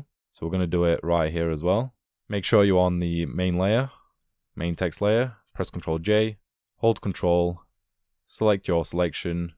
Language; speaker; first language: English; native; English